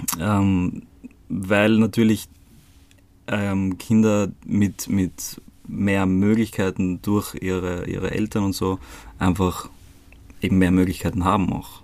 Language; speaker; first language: German; early bilingual, other home language; Croatian